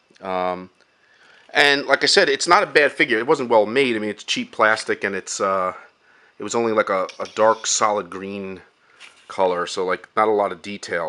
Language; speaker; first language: English; native; English